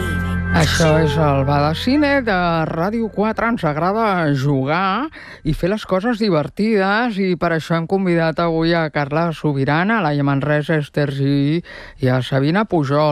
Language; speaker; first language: Catalan; native; Catalan